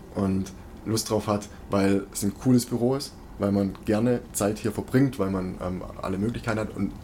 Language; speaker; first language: German; native; German